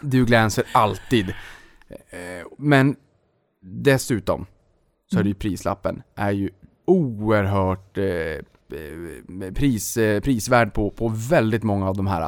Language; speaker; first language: Swedish; native; Swedish